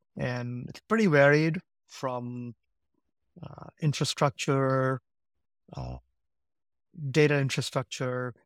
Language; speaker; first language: English; non-native, local second language; Gujarati